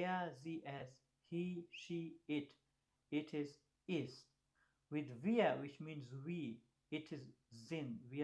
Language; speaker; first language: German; non-native, fluent; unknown